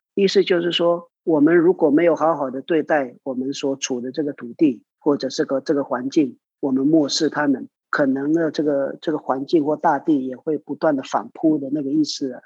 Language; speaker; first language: Chinese; non-native, local second language; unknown